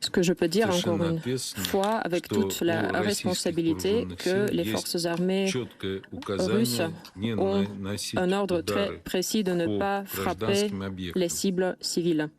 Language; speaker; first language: French; non-native, fluent; Russian